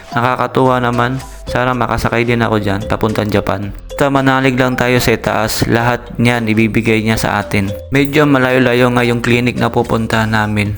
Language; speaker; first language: Filipino; native; Filipino